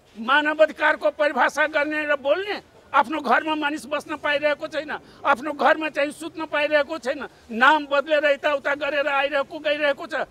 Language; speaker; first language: Nepali; non-native, local second language; Maithili